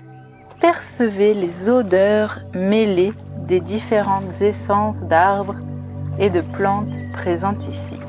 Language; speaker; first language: French; native; French